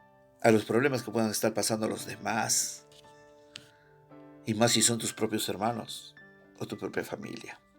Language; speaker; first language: Spanish; native; Spanish